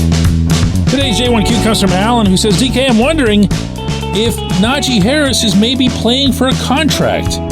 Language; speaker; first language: English; native; English